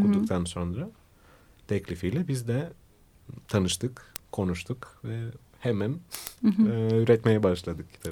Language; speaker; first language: Turkish; non-native, fluent; Greek